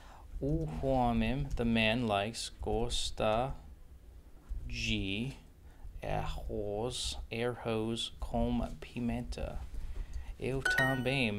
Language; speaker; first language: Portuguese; non-native, learner; English